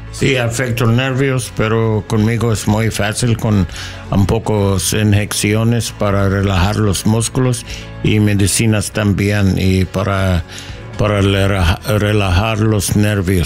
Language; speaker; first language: Spanish; non-native, learner; English